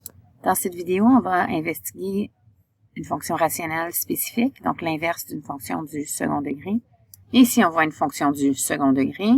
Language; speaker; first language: French; native; French